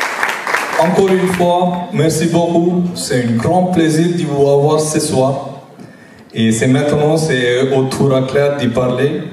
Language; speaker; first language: French; non-native, fluent; Tamil